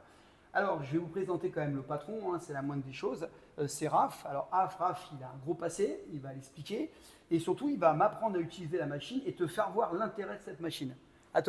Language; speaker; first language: French; native; French